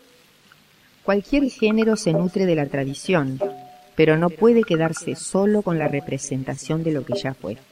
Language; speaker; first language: Spanish; native; Spanish